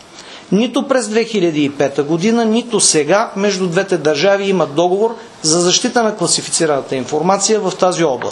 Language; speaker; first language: Bulgarian; native; Bulgarian